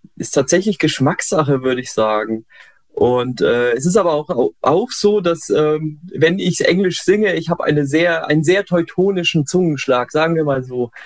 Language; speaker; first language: German; native; German